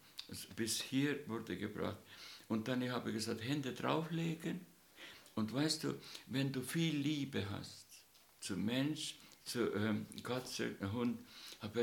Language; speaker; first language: German; non-native, fluent; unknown